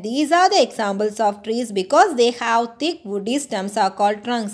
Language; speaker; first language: English; non-native, local second language; Malayalam